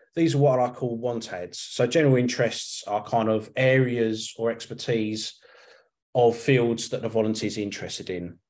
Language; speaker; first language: English; native; English